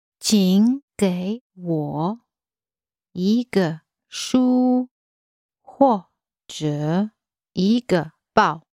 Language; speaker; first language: Chinese; non-native, learner; English